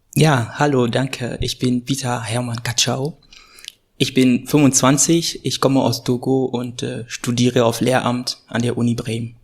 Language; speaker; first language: German; non-native, fluent; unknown